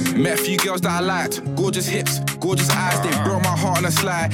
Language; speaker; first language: German; native; German